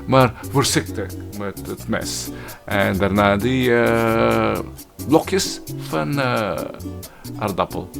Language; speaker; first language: Dutch; non-native, learner; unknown